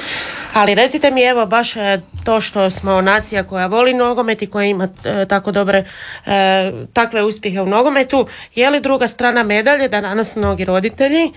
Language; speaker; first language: Serbian; native; Serbian